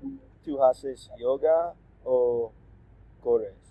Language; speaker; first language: Spanish; non-native, learner; English